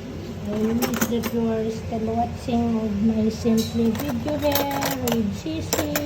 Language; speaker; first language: English; non-native, learner; Filipino